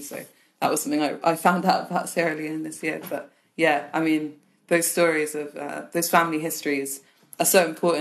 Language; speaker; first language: English; native; English